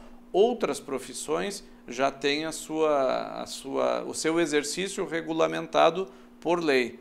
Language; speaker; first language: Portuguese; native; Portuguese